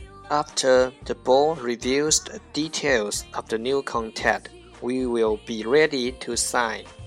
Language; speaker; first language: English; non-native, fluent; Chinese